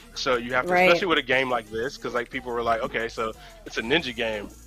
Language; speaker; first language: English; native; English